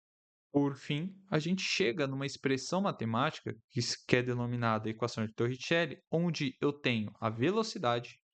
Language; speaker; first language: Portuguese; native; Portuguese